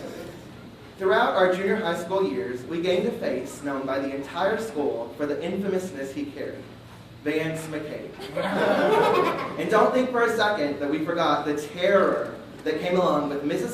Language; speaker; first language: English; native; English